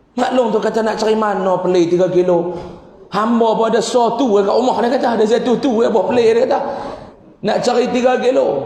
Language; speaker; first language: Malay; native; Malay